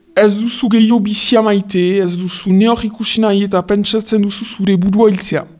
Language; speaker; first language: Basque; non-native, local second language; French